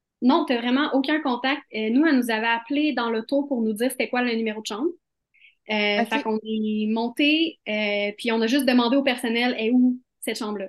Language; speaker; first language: French; native; French